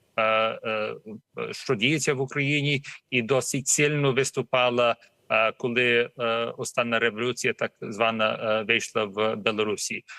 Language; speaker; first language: Ukrainian; early bilingual, heritage; Ukrainian